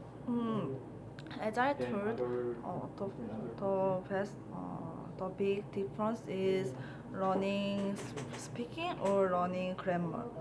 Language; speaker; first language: English; non-native, learner; Korean